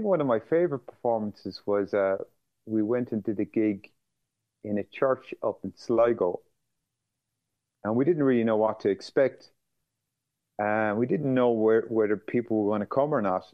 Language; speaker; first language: English; native; English